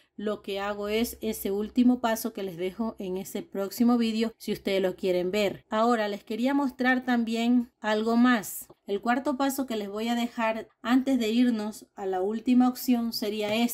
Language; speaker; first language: Spanish; native; Spanish